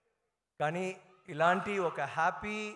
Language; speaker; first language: Telugu; non-native, learner; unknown